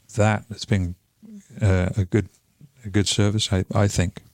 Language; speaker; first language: English; native; English